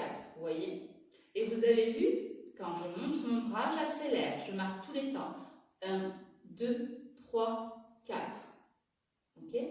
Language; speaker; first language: French; native; French